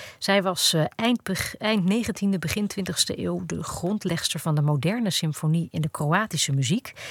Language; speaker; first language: Dutch; native; Dutch